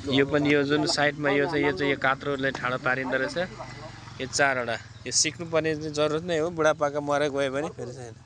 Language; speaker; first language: Nepali; non-native, local second language; Limbu